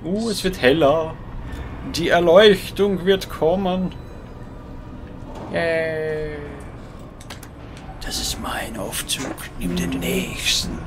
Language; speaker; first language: German; native; German